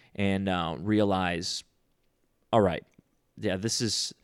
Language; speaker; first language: English; early bilingual, other home language; Spanish